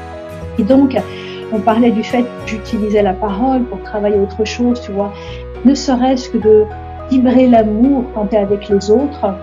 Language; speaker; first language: French; native; French